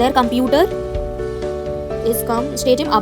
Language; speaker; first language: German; non-native, fluent; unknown